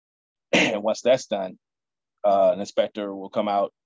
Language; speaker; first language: English; native; English